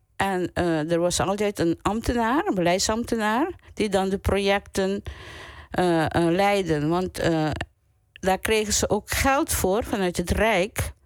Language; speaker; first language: Dutch; non-native, local second language; Papiamento